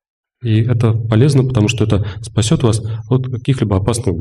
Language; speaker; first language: Russian; native; Russian